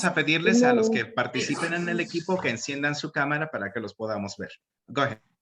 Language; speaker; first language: Spanish; native; Spanish